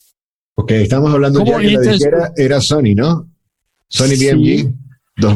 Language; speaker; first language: Spanish; native; Spanish